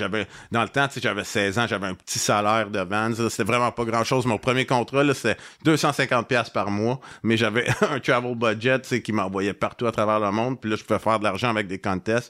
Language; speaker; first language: French; native; French